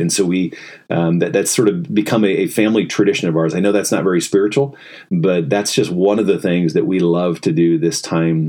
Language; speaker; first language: English; native; English